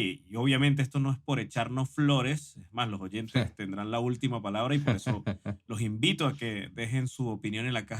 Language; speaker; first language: Spanish; native; Spanish